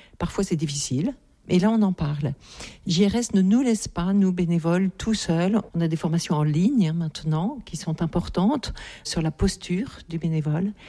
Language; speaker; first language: French; native; French